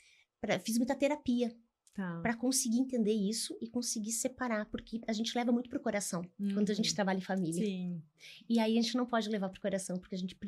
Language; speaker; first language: Portuguese; native; Portuguese